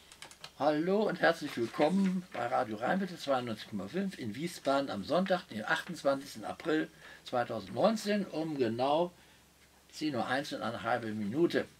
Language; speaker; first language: German; native; German